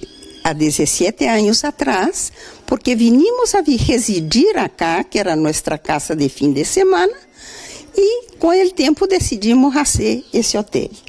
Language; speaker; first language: Spanish; non-native, fluent; Portuguese